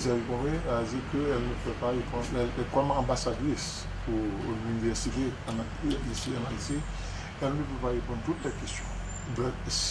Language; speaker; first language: French; non-native, local second language; Haitian Creole